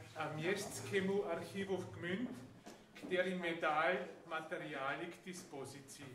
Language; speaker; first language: Czech; non-native, fluent; German